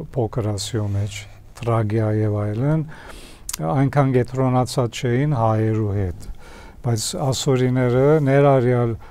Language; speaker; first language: Armenian; early bilingual, heritage; Armenian